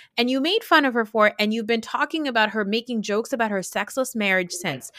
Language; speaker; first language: English; early bilingual, other home language; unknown